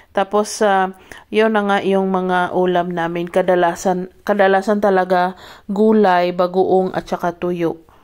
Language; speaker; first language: Filipino; non-native, local second language; Cebuano